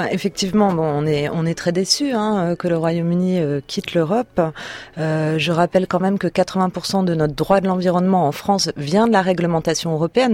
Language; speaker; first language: French; native; French